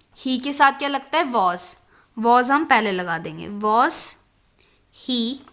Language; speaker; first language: Hindi; native; Hindi